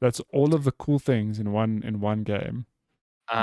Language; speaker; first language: English; native; English